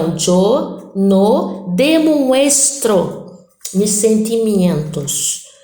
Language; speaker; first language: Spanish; non-native, fluent; Portuguese